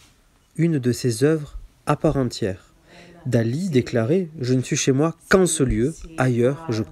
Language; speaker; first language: French; native; French